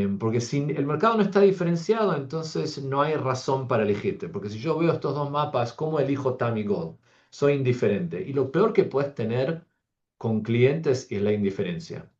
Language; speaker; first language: Spanish; early bilingual, heritage; Spanish